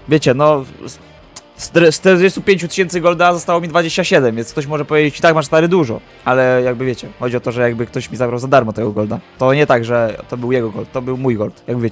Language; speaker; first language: Polish; native; Polish